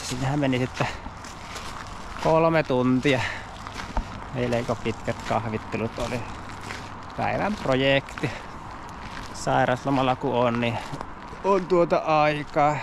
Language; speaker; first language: Finnish; native; Finnish